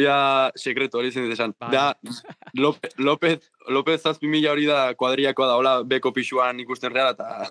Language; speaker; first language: Basque; native; Basque